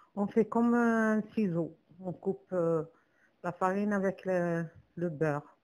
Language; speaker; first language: French; non-native, local second language; Arabic